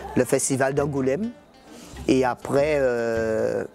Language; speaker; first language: French; native; French